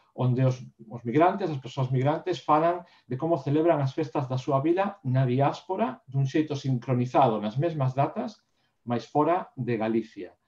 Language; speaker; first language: Galician; native; Galician